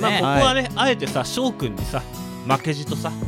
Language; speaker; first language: Japanese; native; Japanese